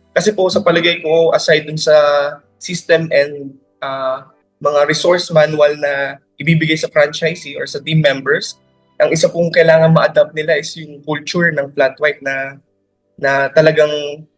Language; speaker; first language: Filipino; native; Filipino